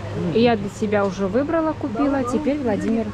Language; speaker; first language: Russian; native; Russian